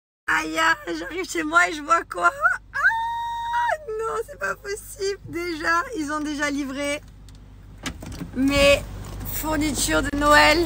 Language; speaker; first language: French; native; French